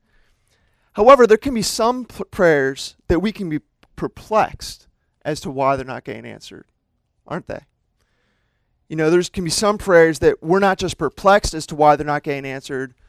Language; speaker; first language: English; native; English